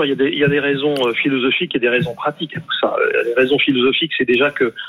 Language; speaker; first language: French; native; French